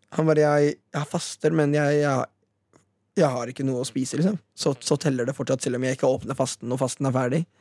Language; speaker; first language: Norwegian; early bilingual, other home language; Arabic